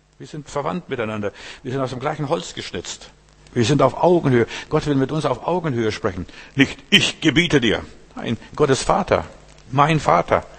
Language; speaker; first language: German; early bilingual, heritage; German